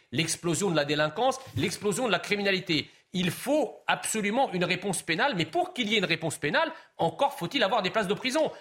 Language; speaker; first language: French; early bilingual, other home language; Arabic